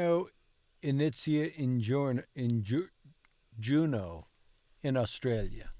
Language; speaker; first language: Italian; non-native, learner; English